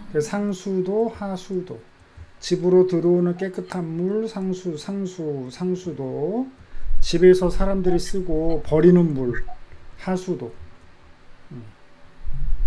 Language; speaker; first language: Korean; native; Korean